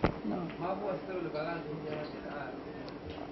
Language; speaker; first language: Arabic; non-native, fluent; Hausa